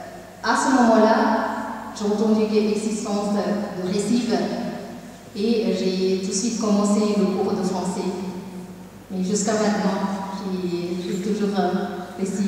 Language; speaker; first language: French; non-native, learner; Tamil